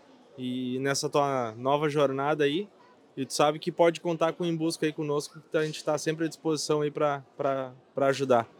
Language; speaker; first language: Portuguese; native; Portuguese